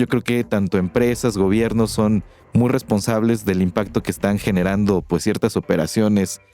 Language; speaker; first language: Spanish; native; Spanish